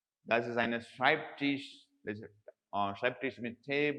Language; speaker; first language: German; non-native, learner; Malayalam